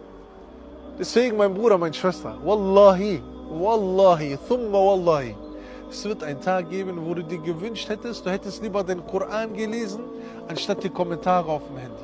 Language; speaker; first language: German; early bilingual, other home language; Romany